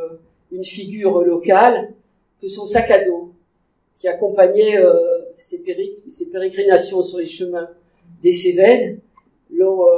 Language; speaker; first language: French; native; French